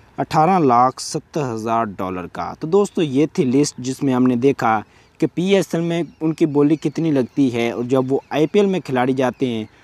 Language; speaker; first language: Urdu; native; Urdu